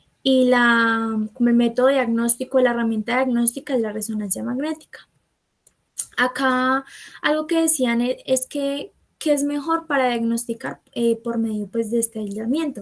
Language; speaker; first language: Spanish; native; Spanish